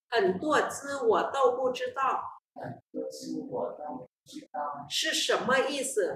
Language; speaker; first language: Chinese; non-native, fluent; Vietnamese